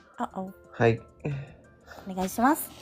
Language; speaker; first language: Japanese; non-native, fluent; Filipino